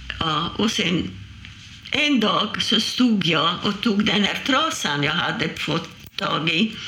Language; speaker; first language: Swedish; non-native, fluent; Hungarian